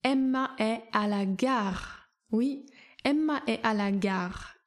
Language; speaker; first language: French; non-native, fluent; Polish